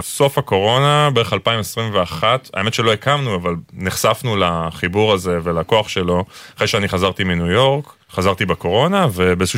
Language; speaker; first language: Hebrew; native; Hebrew